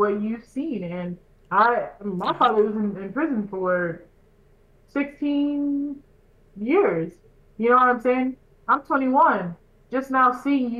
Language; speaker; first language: English; native; English